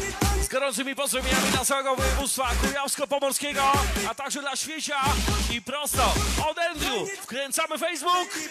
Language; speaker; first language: Polish; native; Polish